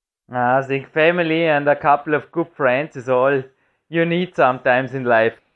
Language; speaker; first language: English; non-native, fluent; German